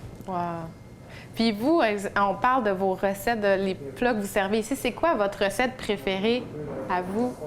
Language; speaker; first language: French; native; French